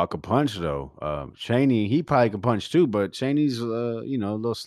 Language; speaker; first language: English; native; English